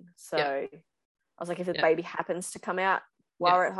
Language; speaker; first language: English; native; English